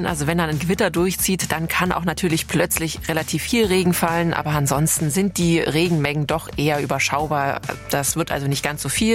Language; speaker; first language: German; native; German